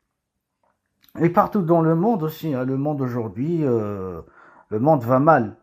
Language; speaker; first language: French; non-native, local second language; Kabyle